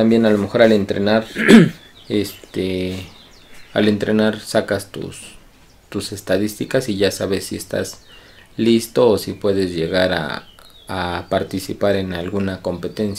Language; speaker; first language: Spanish; native; Spanish